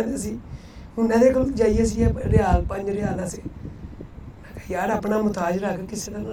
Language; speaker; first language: Urdu; non-native, local second language; Punjabi